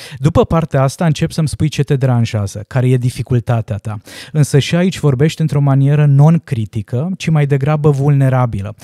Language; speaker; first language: Romanian; non-native, local second language; Hungarian